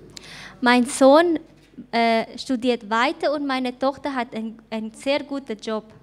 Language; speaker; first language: German; non-native, fluent; Thai